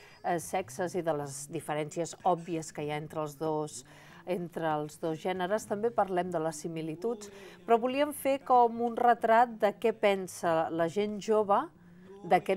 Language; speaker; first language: Catalan; native; Catalan